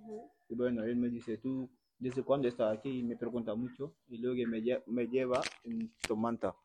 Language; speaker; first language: Spanish; non-native, learner; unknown